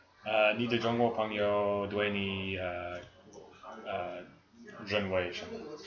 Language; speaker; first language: Chinese; non-native, learner; English